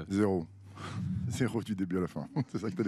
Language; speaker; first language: French; native; French